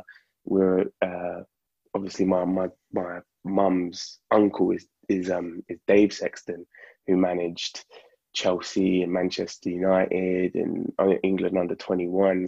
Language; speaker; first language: English; native; English